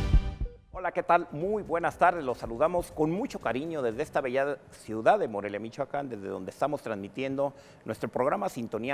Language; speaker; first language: Spanish; native; Spanish